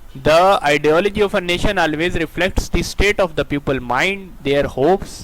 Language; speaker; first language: English; non-native, local second language; Urdu